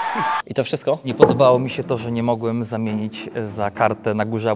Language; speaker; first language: Polish; native; Polish